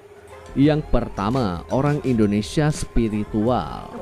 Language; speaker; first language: Indonesian; native; Indonesian